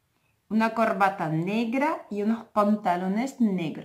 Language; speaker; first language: Spanish; non-native, fluent; French